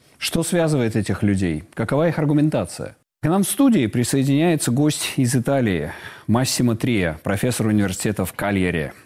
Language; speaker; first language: Russian; native; Russian